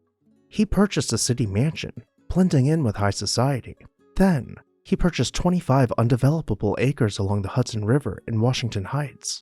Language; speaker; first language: English; native; English